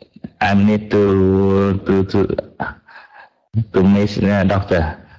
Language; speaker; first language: English; non-native, learner; Vietnamese